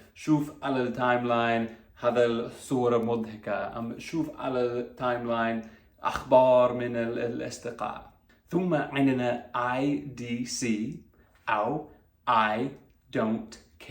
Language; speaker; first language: Arabic; non-native, fluent; English